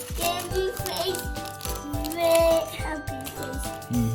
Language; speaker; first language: Turkish; early bilingual, heritage; Turkish